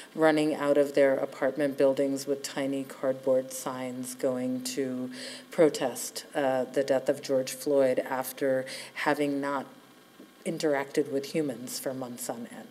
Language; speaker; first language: English; native; English